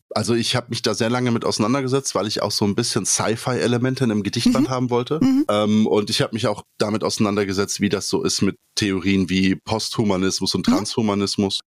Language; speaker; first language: German; early bilingual, other home language; Polish